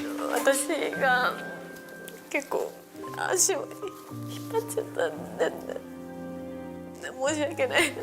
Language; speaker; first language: Japanese; native; Japanese